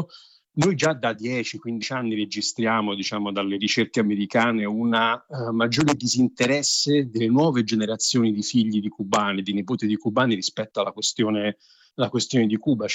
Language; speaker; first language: Italian; native; Italian